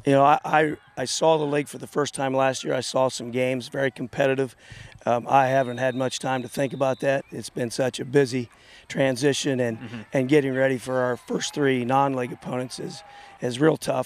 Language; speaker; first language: English; native; English